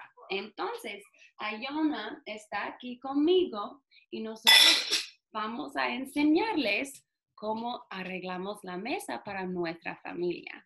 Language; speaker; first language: Spanish; non-native, fluent; English